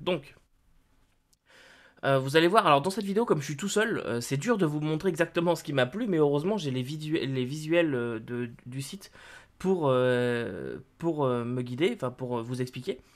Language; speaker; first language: French; native; French